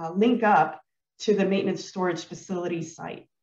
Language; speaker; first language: English; early bilingual, other home language; Spanish